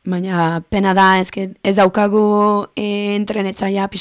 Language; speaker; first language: Basque; early bilingual, heritage; Basque